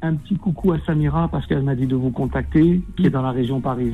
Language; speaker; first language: French; native; French